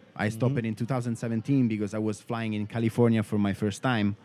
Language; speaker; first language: English; non-native, learner; Italian